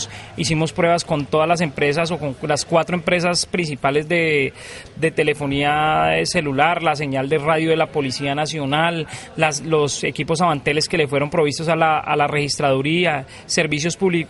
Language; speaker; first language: Spanish; native; Spanish